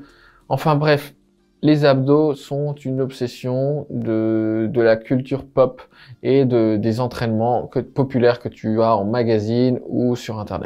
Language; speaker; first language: French; native; French